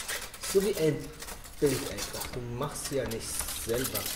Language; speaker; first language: German; non-native, fluent; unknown